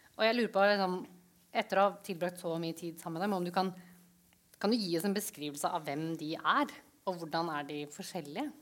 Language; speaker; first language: Norwegian; early bilingual, other home language; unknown